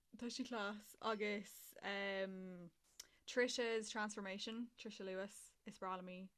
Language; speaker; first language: Irish; native; Irish